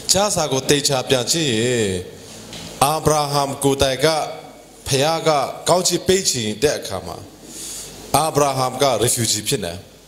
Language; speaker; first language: Burmese; non-native, local second language; Hakha Chin